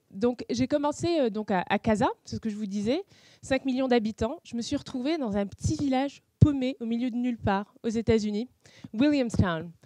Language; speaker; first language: French; non-native, local second language; Arabic